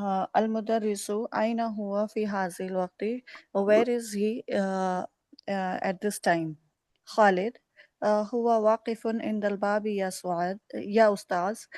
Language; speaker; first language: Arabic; non-native, learner; Urdu